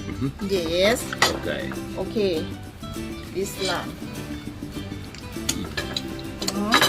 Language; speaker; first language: English; non-native, learner; Thai